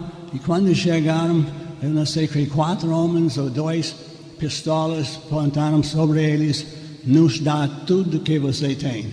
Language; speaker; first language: Portuguese; non-native, fluent; English